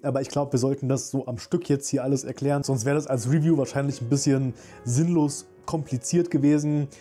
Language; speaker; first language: German; native; German